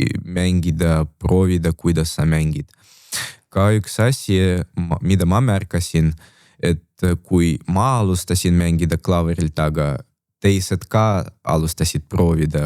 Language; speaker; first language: Estonian; non-native, local second language; Russian